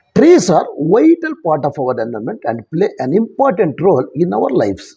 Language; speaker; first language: English; non-native, local second language; Kannada